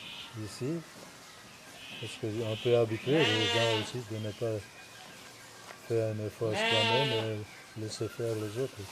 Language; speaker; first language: French; non-native, fluent; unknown